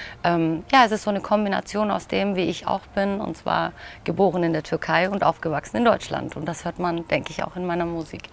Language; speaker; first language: German; native; German